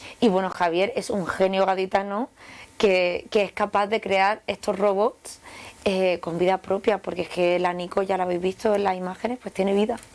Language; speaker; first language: Spanish; native; Spanish